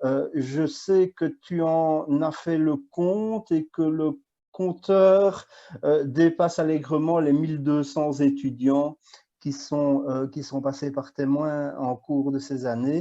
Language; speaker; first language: French; native; French